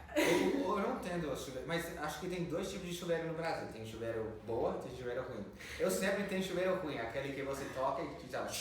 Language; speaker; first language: Portuguese; non-native, fluent; English